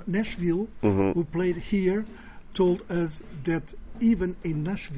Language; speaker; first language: English; non-native, fluent; Portuguese